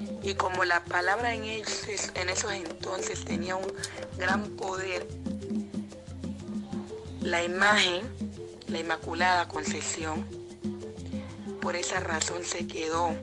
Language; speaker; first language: Spanish; native; Spanish